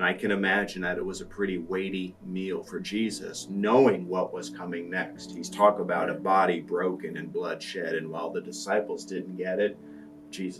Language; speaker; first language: English; native; English